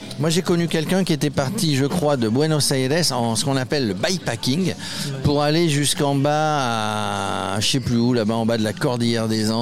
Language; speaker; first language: French; native; French